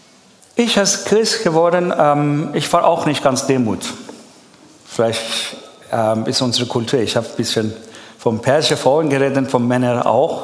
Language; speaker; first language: German; non-native, learner; Persian